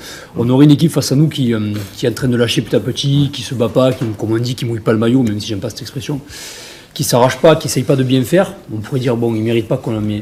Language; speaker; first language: French; native; French